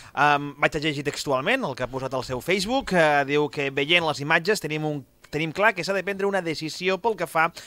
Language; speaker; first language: Catalan; non-native, local second language; Spanish